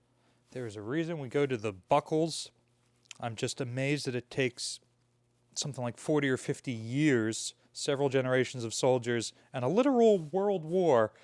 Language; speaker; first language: English; native; English